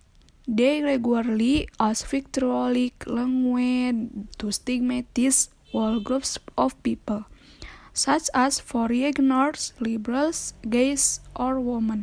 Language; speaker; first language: English; non-native, learner; Indonesian